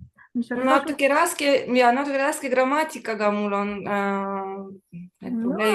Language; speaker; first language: Estonian; non-native, learner; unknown